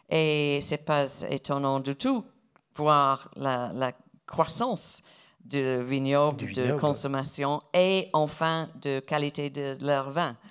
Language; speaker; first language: French; non-native, fluent; English